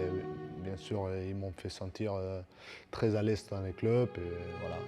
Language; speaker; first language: French; non-native, fluent; Spanish